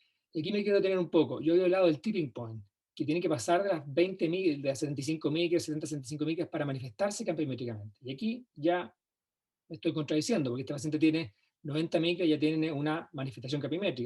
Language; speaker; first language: Spanish; native; Spanish